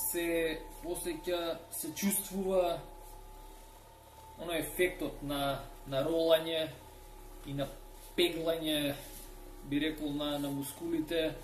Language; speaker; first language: Macedonian; native; Macedonian